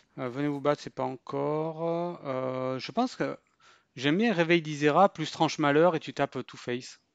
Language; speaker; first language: French; native; French